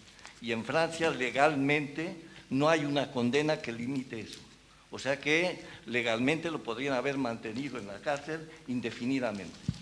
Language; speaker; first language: Spanish; native; Spanish